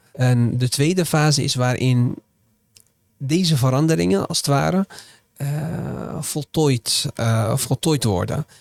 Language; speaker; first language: Dutch; early bilingual, other home language; Arabic